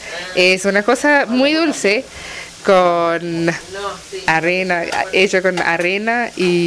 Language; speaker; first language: Spanish; non-native, learner; Tamil